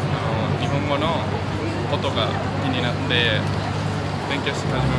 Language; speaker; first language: Japanese; non-native, fluent; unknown